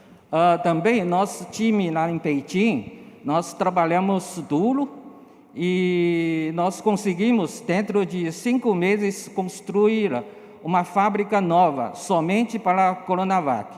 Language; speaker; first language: Portuguese; non-native, learner; Chinese